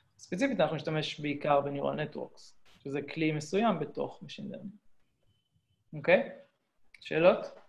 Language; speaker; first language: Hebrew; native; Hebrew